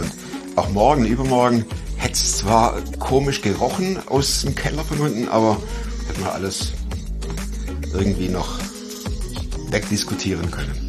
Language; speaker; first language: German; native; German